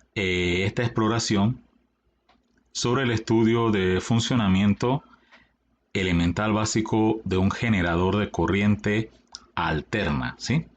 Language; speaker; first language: Spanish; native; Spanish